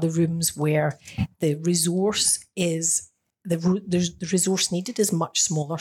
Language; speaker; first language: English; native; English